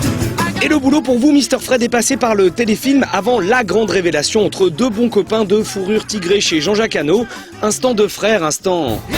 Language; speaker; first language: French; native; French